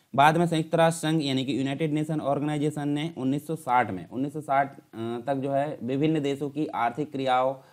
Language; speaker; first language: Hindi; native; Hindi